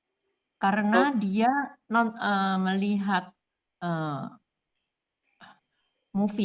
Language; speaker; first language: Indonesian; non-native, learner; English